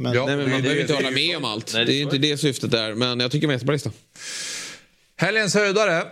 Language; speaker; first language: Swedish; native; Swedish